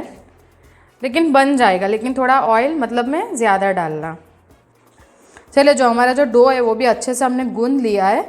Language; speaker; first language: Hindi; non-native, local second language; Gujarati